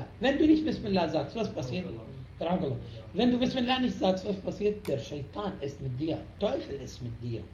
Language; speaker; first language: German; non-native, fluent; Arabic